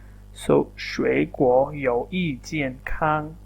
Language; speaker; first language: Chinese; non-native, fluent; Urdu